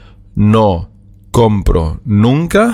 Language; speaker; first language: Spanish; non-native, fluent; German